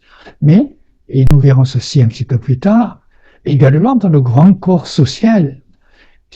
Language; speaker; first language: French; native; French